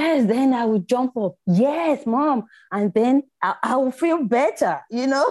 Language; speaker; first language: English; non-native, local second language; Yoruba